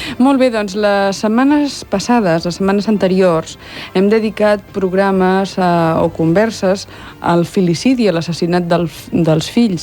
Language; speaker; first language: Catalan; native; Catalan